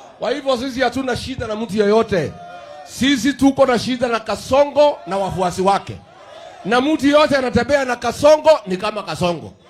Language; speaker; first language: Swahili; non-native, local second language; Kikuyu